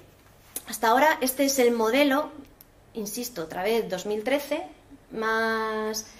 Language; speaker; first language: Spanish; native; Spanish